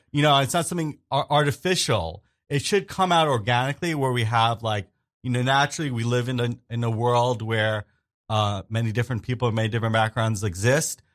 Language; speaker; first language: English; early bilingual, other home language; Hindi